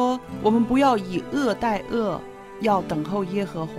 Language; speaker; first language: Chinese; native; Chinese